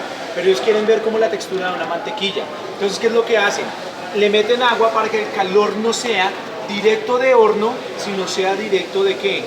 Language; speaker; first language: Spanish; native; Spanish